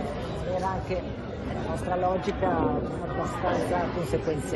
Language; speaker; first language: Italian; native; Italian